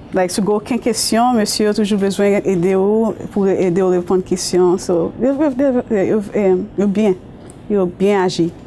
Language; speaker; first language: Haitian Creole; native; Haitian Creole